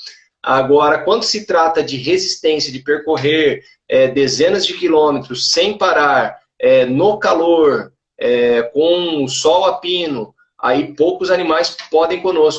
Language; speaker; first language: Portuguese; native; Portuguese